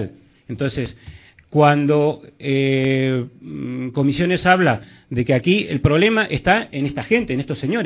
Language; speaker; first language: Spanish; native; Spanish